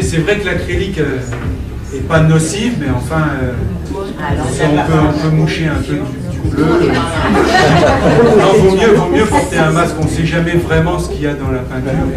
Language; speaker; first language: French; native; French